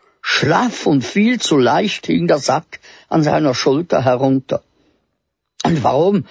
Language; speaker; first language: German; native; German